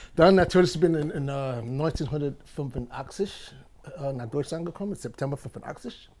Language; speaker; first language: German; non-native, fluent; English